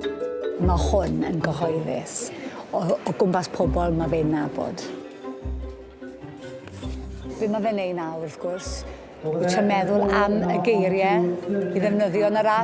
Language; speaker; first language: Welsh; native; Welsh